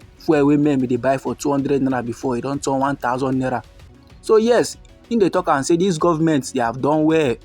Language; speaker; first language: Nigerian Pidgin; native; Nigerian Pidgin